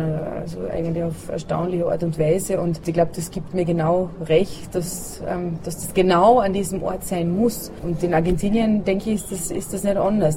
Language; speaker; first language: German; native; German